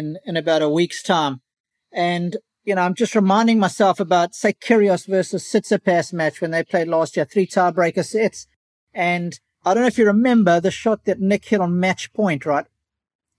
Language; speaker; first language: English; native; English